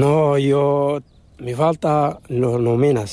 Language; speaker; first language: Spanish; non-native, learner; Arabic